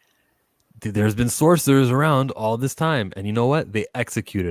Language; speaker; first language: English; native; English